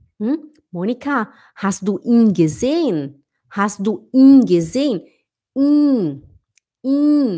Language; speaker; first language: German; non-native, fluent; Portuguese